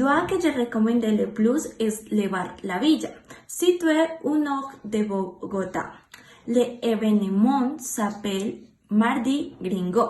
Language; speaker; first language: French; non-native, learner; Spanish